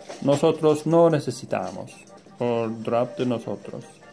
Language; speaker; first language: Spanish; non-native, learner; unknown